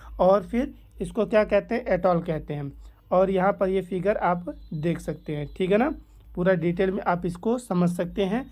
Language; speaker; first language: Hindi; native; Hindi